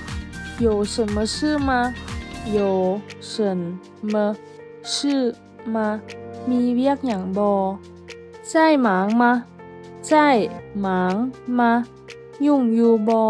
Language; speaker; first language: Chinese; non-native, fluent; Lao